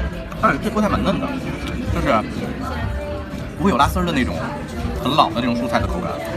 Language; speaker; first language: Chinese; native; Chinese